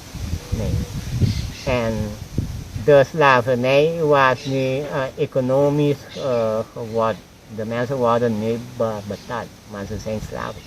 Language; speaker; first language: Dutch; non-native, local second language; Papiamento